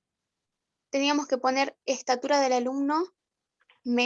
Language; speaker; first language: Spanish; native; Spanish